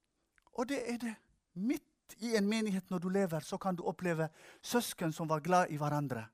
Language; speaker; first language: Norwegian; non-native, fluent; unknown